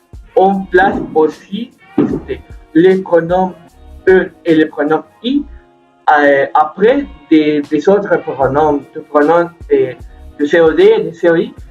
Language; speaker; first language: French; non-native, learner; Spanish